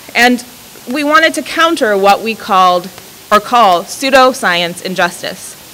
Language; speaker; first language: English; native; English